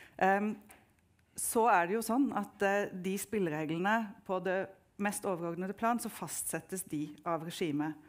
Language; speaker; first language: Norwegian; native; Norwegian